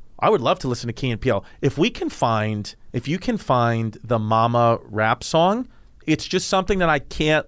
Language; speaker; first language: English; native; English